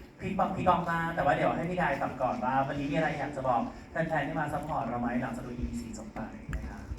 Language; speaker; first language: Thai; native; Thai